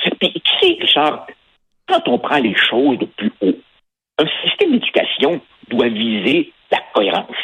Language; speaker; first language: French; early bilingual, other home language; Spanish